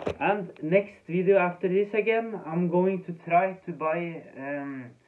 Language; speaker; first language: English; non-native, fluent; Danish